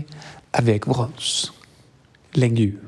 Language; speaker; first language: French; non-native, learner; Arabic